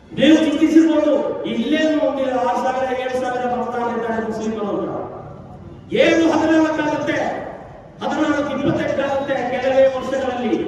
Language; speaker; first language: Kannada; non-native, local second language; Kodava